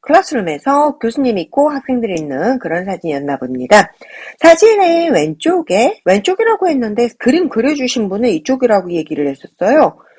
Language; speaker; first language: Korean; native; Korean